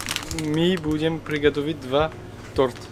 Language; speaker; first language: Russian; non-native, learner; French